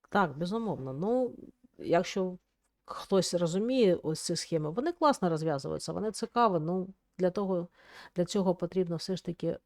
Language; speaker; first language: Ukrainian; native; Ukrainian